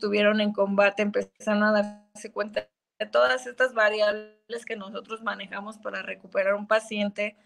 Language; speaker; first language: Spanish; native; Spanish